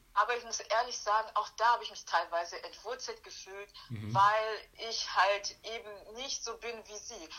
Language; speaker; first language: German; early bilingual, other home language; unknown